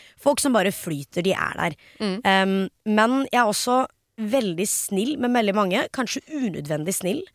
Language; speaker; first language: Norwegian; early bilingual, other home language; Hindi